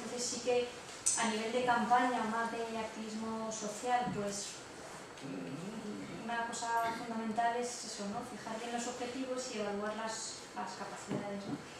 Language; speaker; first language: Spanish; native; Spanish